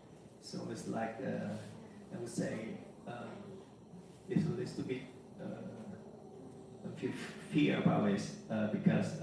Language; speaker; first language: English; non-native, learner; Vietnamese